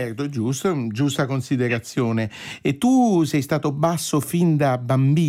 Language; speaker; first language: Italian; native; Italian